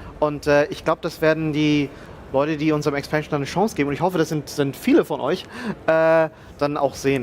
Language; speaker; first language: German; native; German